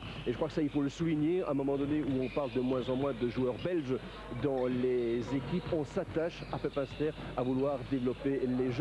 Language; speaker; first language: French; native; French